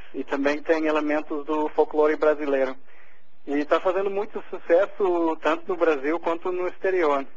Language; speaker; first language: Portuguese; non-native, fluent; English